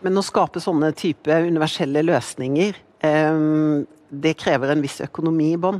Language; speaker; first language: Norwegian; native; Norwegian